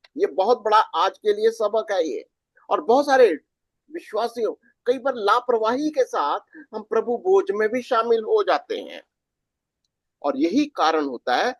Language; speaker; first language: Hindi; native; Hindi